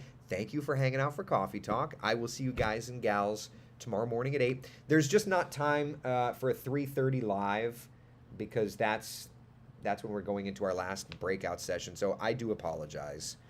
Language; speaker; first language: English; native; English